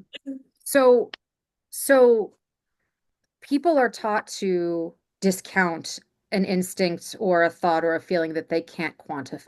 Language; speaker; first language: English; native; English